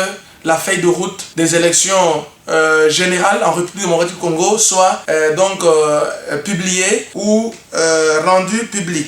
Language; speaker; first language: French; non-native, local second language; Luba-Lulua